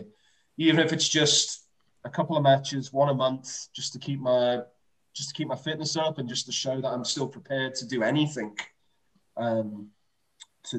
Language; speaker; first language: English; native; English